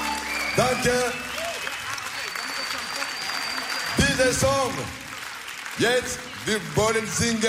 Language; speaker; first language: English; non-native, learner; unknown